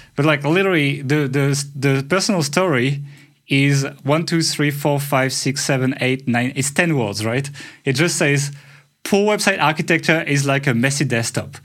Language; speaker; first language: English; non-native, fluent; French